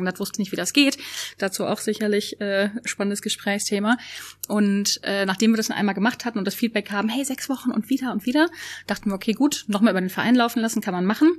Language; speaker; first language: German; native; German